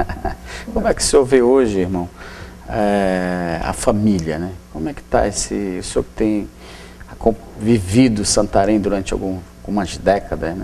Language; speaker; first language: Portuguese; native; Portuguese